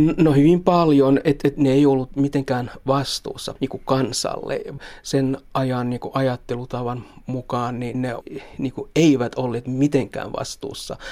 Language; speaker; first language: Finnish; non-native, local second language; Swedish